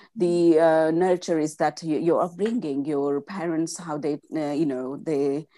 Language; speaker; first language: English; non-native, local second language; Gujarati